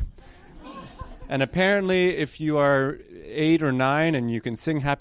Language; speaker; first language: English; early bilingual, other home language; Hebrew